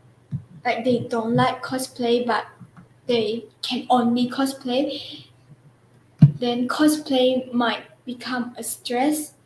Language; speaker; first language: English; non-native, local second language; Chinese